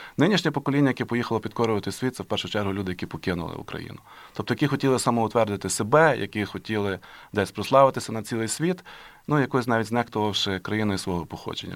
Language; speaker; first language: Ukrainian; native; Ukrainian